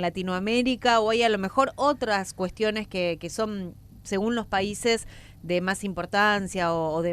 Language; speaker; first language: Spanish; native; Spanish